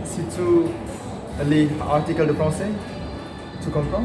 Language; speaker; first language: French; non-native, learner; Indonesian